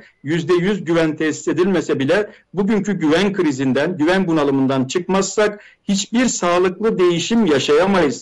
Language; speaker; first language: Turkish; native; Turkish